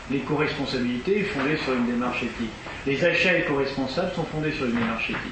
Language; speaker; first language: French; native; French